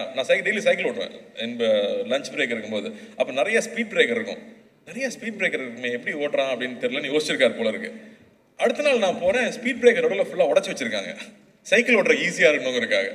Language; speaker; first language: Tamil; native; Tamil